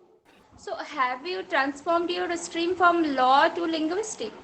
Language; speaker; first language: English; non-native, fluent; Bangla